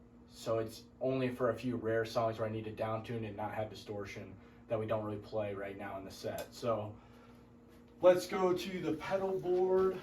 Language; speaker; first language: English; native; English